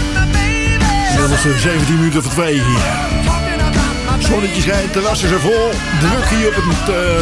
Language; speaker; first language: Dutch; native; Dutch